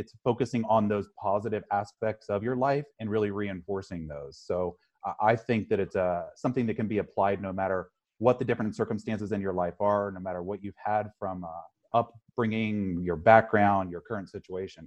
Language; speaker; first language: English; native; English